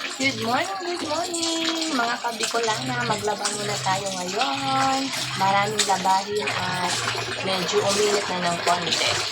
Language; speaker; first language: Filipino; non-native, local second language; Bikol